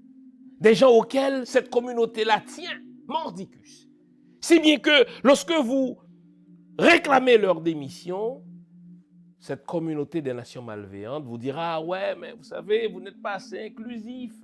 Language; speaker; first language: French; non-native, local second language; Haitian Creole